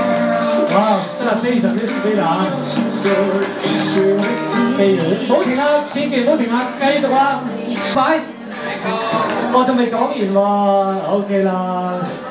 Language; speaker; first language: Cantonese; native; Cantonese